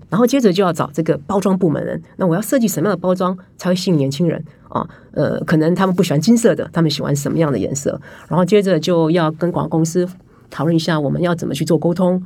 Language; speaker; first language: Chinese; native; Chinese